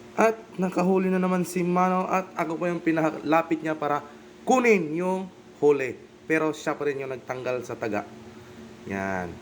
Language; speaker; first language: Filipino; non-native, local second language; Bikol